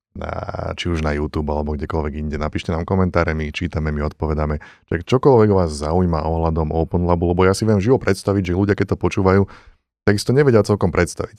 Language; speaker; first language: Slovak; native; Slovak